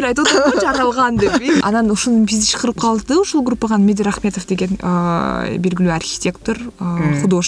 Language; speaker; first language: Kyrgyz; non-native, local second language; Russian